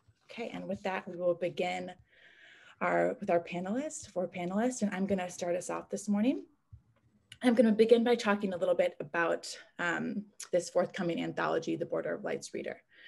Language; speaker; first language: English; native; English